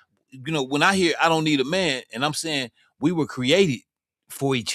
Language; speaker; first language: English; native; English